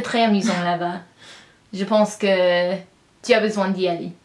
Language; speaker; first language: French; non-native, learner; English